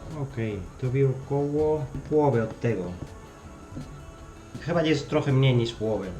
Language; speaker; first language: Polish; non-native, learner; Spanish